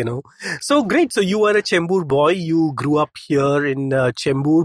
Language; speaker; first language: English; non-native, local second language; Hindi